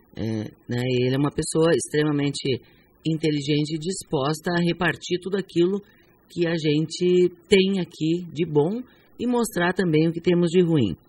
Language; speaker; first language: Portuguese; native; Portuguese